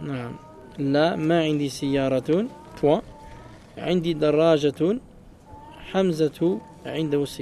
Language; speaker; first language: Arabic; non-native, fluent; French